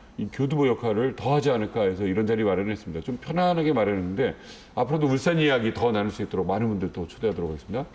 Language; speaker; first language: Korean; native; Korean